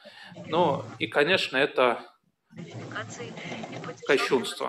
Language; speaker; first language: Russian; native; Russian